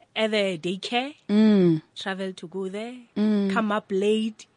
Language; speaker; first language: English; non-native, local second language; Northern Sotho